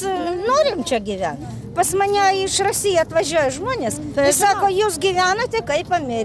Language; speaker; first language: Lithuanian; non-native, local second language; Russian